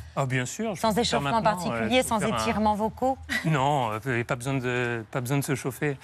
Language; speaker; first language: French; native; French